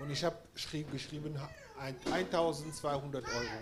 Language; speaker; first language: German; non-native, fluent; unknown